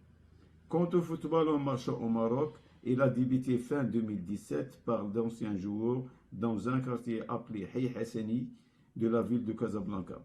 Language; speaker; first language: French; non-native, local second language; Arabic